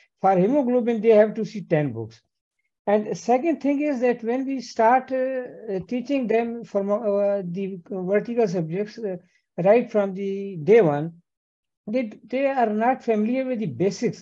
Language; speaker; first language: English; non-native, local second language; Urdu